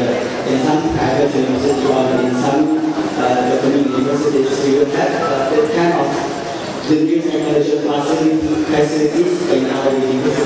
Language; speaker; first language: English; non-native, fluent; Indonesian